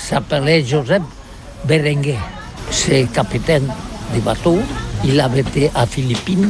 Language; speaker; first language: French; non-native, learner; Catalan